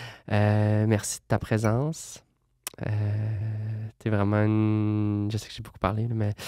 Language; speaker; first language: French; native; French